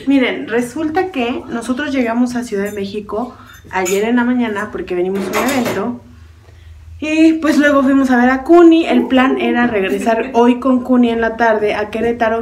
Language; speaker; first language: Spanish; native; Spanish